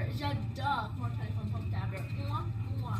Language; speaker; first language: French; non-native, learner; English